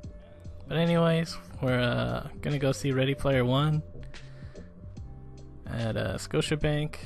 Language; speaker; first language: English; native; English